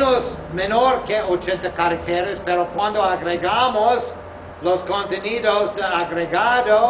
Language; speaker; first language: Spanish; non-native, fluent; English